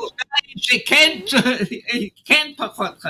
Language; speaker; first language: Hebrew; non-native, fluent; English